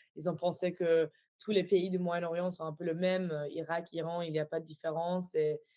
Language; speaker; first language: French; non-native, fluent; Persian